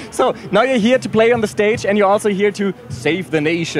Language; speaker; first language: English; non-native, fluent; German